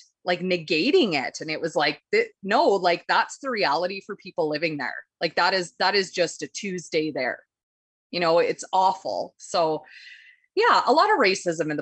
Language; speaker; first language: English; native; English